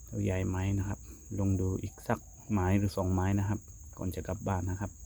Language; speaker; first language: Thai; non-native, fluent; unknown